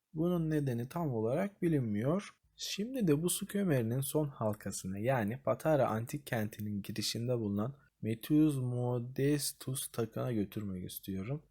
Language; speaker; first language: Turkish; native; Turkish